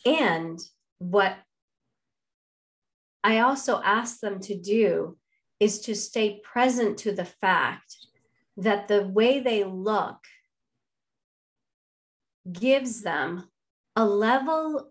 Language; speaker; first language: English; non-native, fluent; Spanish